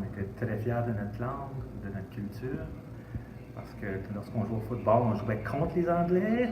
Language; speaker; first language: French; native; French